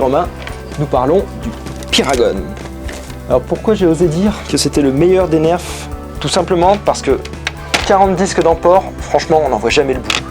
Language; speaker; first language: French; native; French